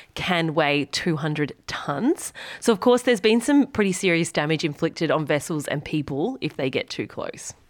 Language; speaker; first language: English; native; English